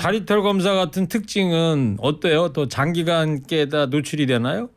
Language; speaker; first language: Korean; native; Korean